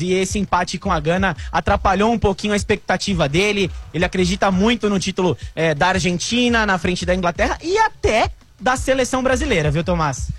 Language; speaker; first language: Portuguese; native; Portuguese